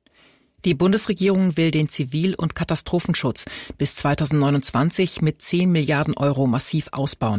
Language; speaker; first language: German; native; German